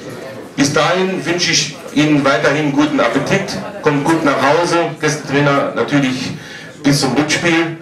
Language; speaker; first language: German; native; German